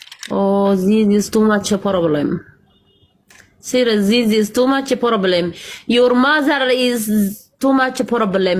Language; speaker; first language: English; non-native, learner; Amharic